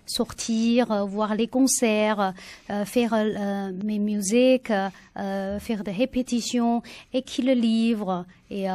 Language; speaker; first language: French; non-native, learner; Chinese